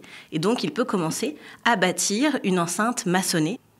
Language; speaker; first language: French; native; French